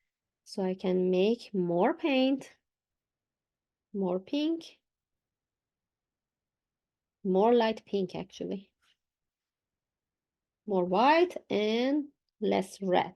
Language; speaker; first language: English; non-native, fluent; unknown